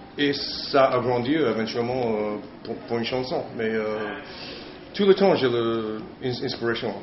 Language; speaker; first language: French; non-native, learner; English